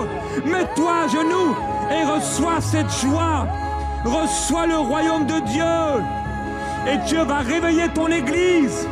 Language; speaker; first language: French; native; French